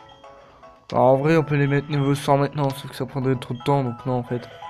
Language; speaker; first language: French; native; French